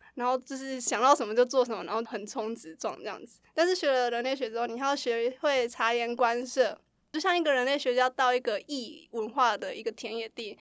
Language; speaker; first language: Chinese; native; Chinese